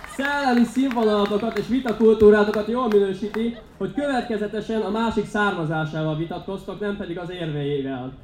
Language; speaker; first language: Hungarian; native; Hungarian